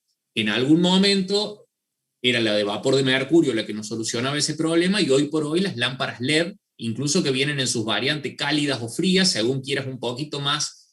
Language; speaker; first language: Spanish; native; Spanish